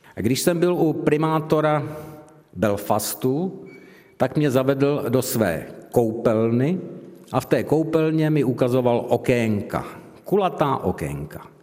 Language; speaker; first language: Czech; native; Czech